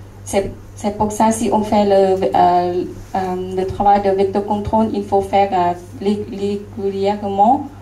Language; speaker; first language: French; non-native, learner; Lao